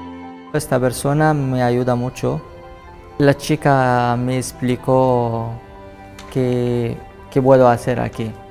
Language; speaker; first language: Spanish; non-native, learner; Arabic